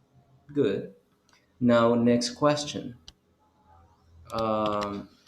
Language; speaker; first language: English; non-native, fluent; Spanish